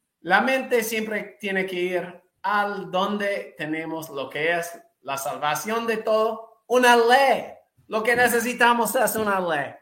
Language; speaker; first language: Spanish; non-native, fluent; English